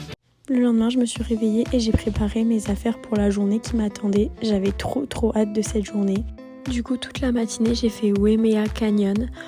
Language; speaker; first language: French; native; French